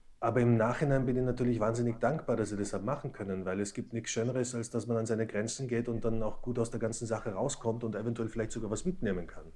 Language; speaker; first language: German; early bilingual, other home language; Slovak